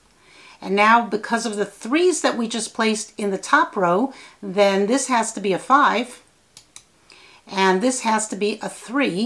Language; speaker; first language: English; native; English